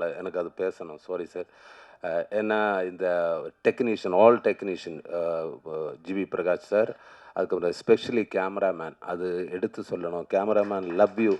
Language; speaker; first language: Tamil; non-native, learner; Malayalam